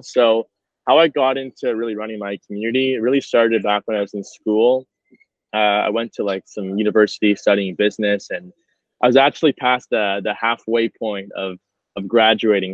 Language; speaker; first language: English; native; English